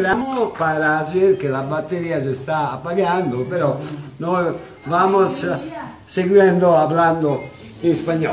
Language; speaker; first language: Spanish; non-native, learner; Italian